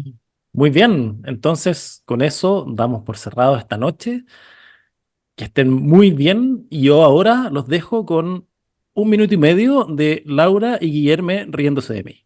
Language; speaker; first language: Spanish; native; Spanish